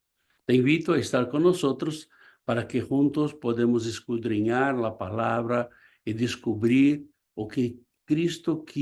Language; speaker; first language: Spanish; non-native, fluent; Portuguese